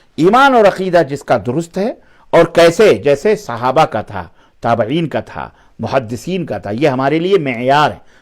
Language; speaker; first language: Urdu; native; Urdu